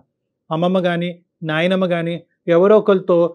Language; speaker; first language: Telugu; native; Telugu